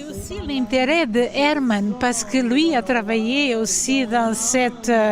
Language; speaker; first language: French; non-native, fluent; Portuguese